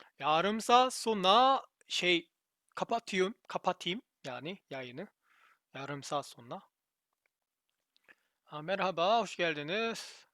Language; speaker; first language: Turkish; non-native, learner; Korean